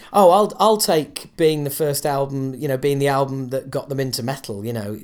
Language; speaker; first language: English; native; English